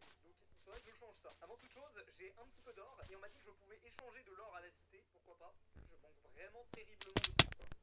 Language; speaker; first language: French; native; French